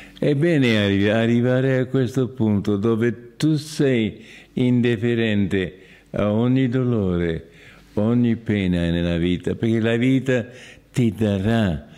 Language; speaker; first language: Italian; non-native, fluent; English